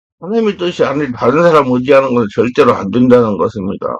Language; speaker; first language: Korean; native; Korean